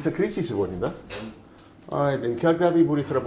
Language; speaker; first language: Russian; non-native, learner; English